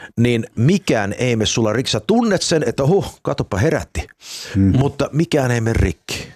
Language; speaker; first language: Finnish; early bilingual, heritage; Finnish